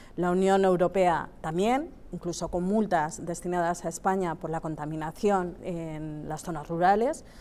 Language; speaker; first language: Spanish; native; Spanish